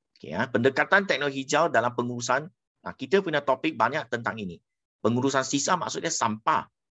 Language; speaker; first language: Malay; non-native, local second language; Chinese